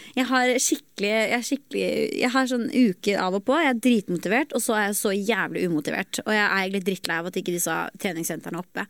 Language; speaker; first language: Norwegian; native; Norwegian